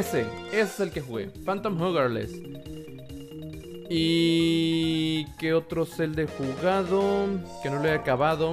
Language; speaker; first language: Spanish; native; Spanish